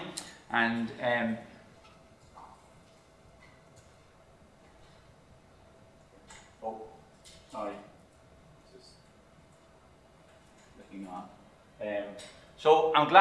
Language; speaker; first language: English; native; English